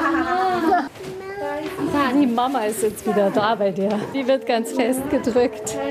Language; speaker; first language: German; native; German